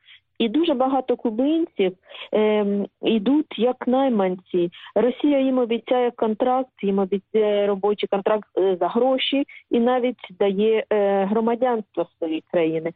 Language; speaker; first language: Ukrainian; native; Ukrainian